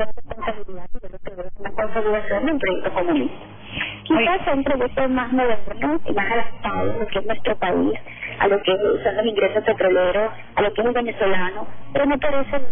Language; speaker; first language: Spanish; native; Spanish